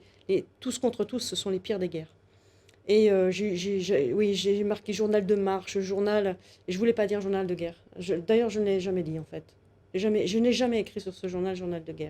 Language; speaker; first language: French; native; French